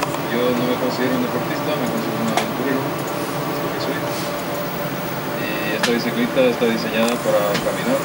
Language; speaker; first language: Spanish; native; Spanish